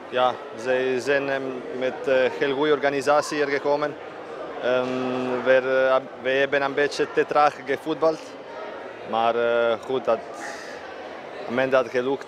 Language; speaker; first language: Dutch; non-native, fluent; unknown